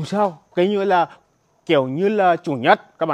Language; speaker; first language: Vietnamese; non-native, learner; Portuguese